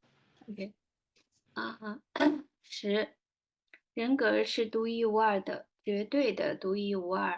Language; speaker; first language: Chinese; native; Chinese